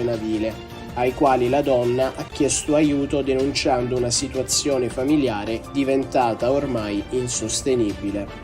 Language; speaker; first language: Italian; native; Italian